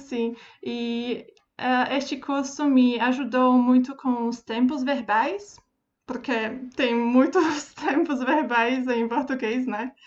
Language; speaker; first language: Portuguese; non-native, fluent; Slovak